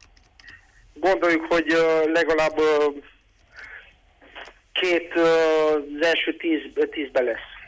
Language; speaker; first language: Hungarian; non-native, local second language; Romanian